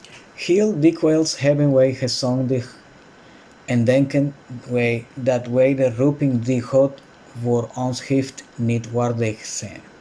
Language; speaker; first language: Dutch; non-native, fluent; Spanish